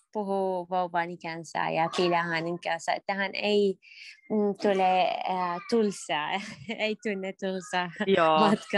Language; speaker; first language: Finnish; non-native, learner; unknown